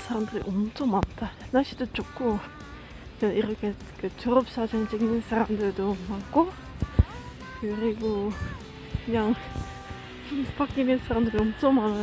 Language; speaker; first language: Korean; non-native, fluent; Dutch